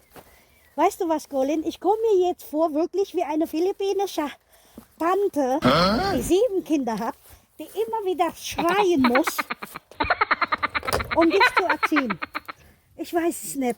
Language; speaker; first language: German; non-native, fluent; Filipino